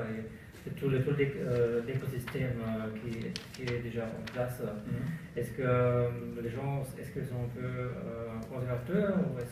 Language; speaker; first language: French; non-native, learner; German